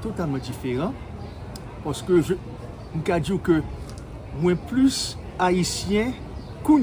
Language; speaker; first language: French; non-native, local second language; Haitian Creole